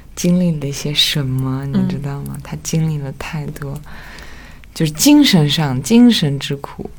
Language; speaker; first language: Chinese; non-native, local second language; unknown